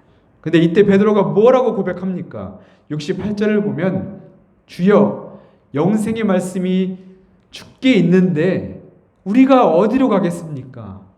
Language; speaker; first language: Korean; native; Korean